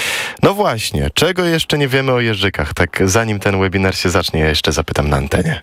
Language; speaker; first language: Polish; native; Polish